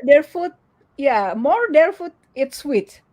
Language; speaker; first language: English; non-native, learner; Indonesian